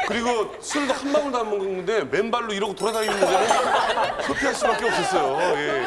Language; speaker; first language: Korean; native; Korean